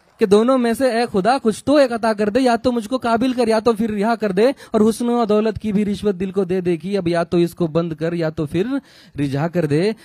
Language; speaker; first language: Hindi; non-native, local second language; Marathi